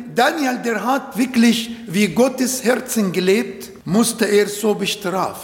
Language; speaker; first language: German; non-native, learner; Arabic